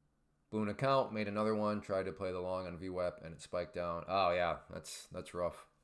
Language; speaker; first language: English; native; English